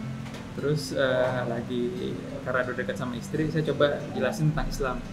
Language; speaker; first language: Indonesian; native; Indonesian